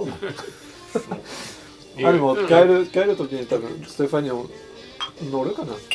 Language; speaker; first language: Japanese; non-native, learner; French